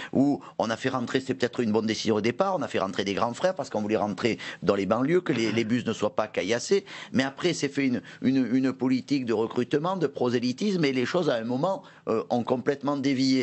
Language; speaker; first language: French; native; French